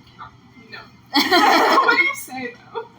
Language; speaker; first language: English; native; English